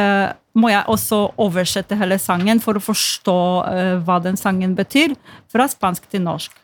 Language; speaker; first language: Norwegian; non-native, fluent; Polish